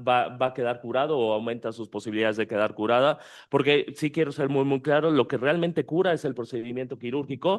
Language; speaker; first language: Spanish; native; Spanish